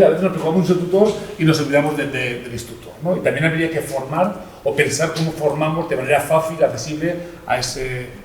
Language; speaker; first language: Spanish; native; Spanish